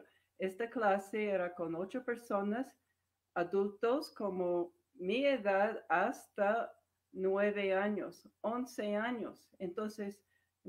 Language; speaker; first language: Spanish; non-native, fluent; English